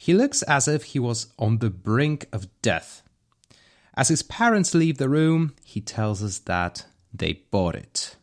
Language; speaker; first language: English; non-native, fluent; Polish